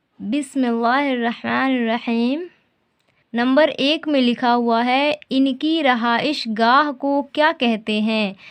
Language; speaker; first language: Hindi; native; Hindi